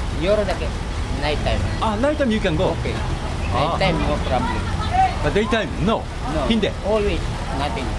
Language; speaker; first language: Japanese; non-native, learner; Filipino